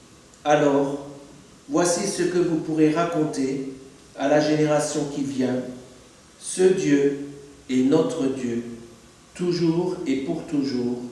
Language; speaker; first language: French; native; French